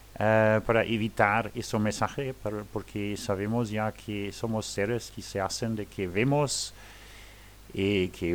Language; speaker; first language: Spanish; non-native, learner; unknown